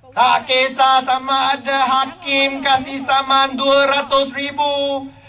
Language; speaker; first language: Malay; non-native, local second language; Chinese